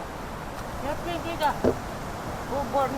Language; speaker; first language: Hindi; non-native, local second language; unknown